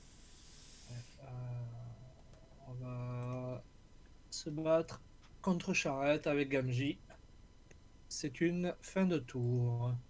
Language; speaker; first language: French; native; French